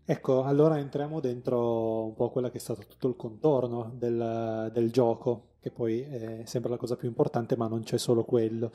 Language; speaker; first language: Italian; native; Italian